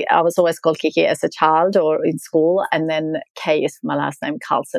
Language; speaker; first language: English; non-native, fluent; Swedish